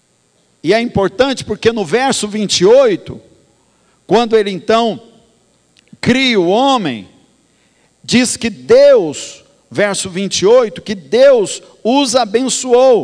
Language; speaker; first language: Portuguese; native; Portuguese